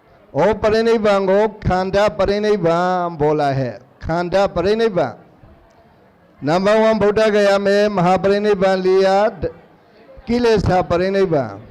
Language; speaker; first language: Hindi; non-native, learner; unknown